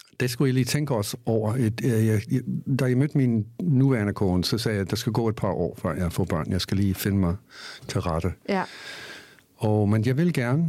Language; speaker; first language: Danish; non-native, fluent; English